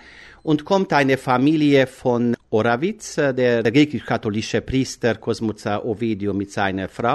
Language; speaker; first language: German; non-native, fluent; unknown